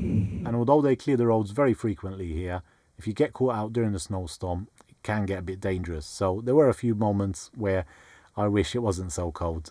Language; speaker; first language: English; native; English